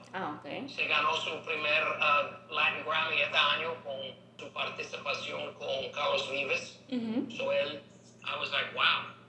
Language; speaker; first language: Spanish; non-native, learner; English